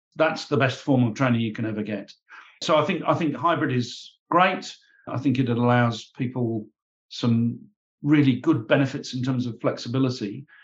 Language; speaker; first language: English; native; English